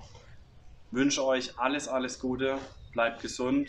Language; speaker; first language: German; native; German